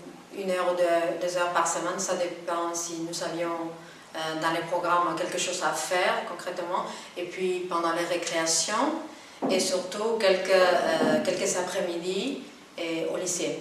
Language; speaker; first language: French; non-native, fluent; Spanish